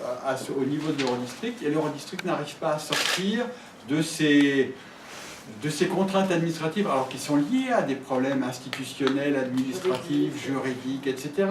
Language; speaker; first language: French; native; French